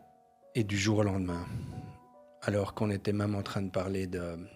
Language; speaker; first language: French; native; French